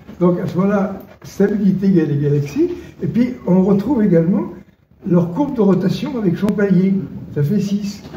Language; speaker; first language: French; native; French